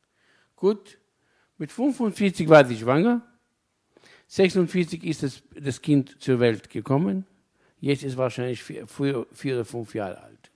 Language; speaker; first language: German; non-native, fluent; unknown